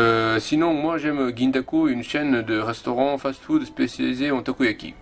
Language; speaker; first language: French; non-native, fluent; Japanese